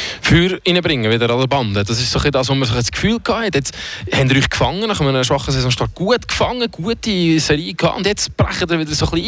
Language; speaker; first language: German; native; German